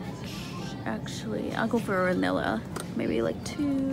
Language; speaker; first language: English; native; English